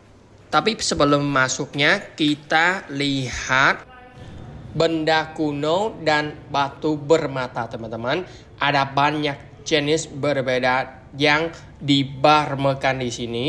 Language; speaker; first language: Indonesian; non-native, learner; Vietnamese